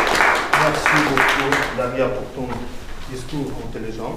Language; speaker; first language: French; non-native, fluent; Russian